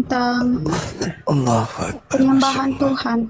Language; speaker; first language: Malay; non-native, local second language; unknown